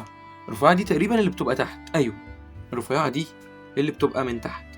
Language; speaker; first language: Arabic; native; Arabic